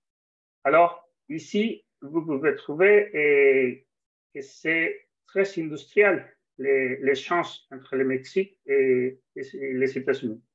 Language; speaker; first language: French; non-native, fluent; Spanish